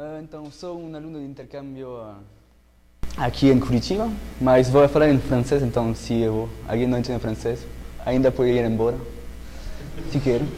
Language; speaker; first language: Portuguese; non-native, learner; French